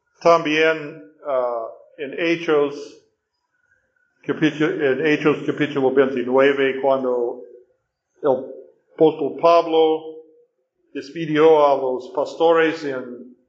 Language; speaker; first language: Spanish; non-native, fluent; English